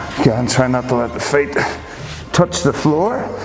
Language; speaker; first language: English; native; English